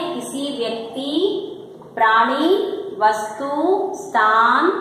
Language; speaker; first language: Hindi; non-native, local second language; Telugu